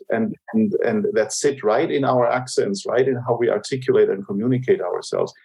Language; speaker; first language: English; non-native, fluent; German